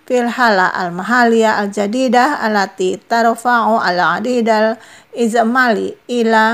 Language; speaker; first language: Arabic; non-native, fluent; Indonesian